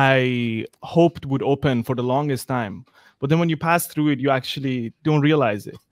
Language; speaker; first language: English; non-native, fluent; Persian